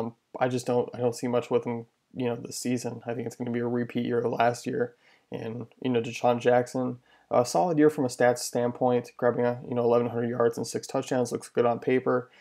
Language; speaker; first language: English; native; English